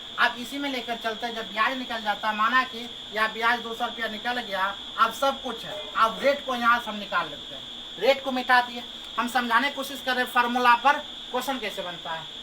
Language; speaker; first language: Hindi; native; Hindi